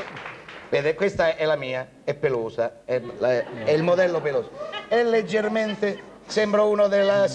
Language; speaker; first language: Italian; native; Italian